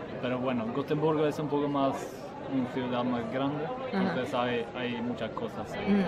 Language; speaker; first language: Spanish; non-native, fluent; Swedish